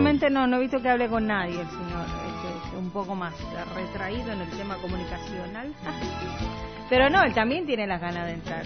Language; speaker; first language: Spanish; native; Spanish